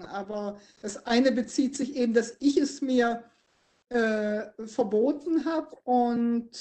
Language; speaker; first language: German; native; German